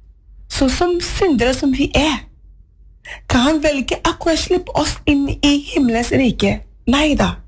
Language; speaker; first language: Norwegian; non-native, fluent; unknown